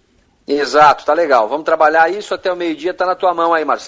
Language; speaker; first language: Portuguese; native; Portuguese